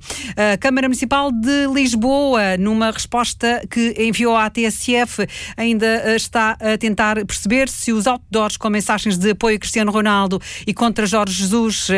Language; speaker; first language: Portuguese; native; Portuguese